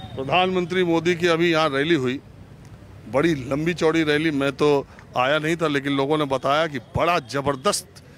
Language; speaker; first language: Hindi; native; Hindi